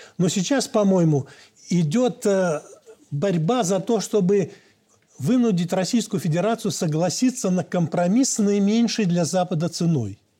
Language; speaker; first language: Russian; native; Russian